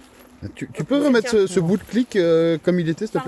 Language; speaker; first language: French; native; French